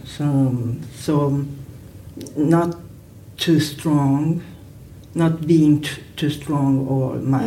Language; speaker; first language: English; non-native, learner; Japanese